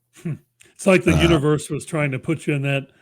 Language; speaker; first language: English; native; English